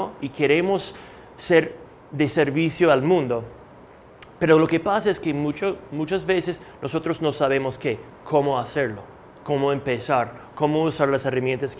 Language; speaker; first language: Spanish; non-native, fluent; English